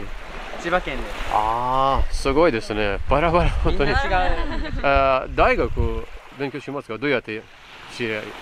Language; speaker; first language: Japanese; non-native, learner; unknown